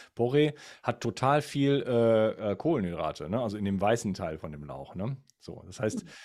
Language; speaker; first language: German; native; German